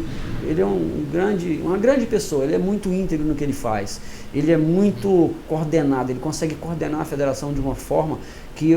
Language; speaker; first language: Portuguese; native; Portuguese